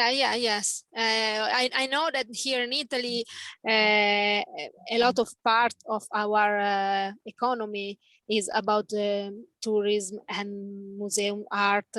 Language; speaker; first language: English; non-native, learner; Italian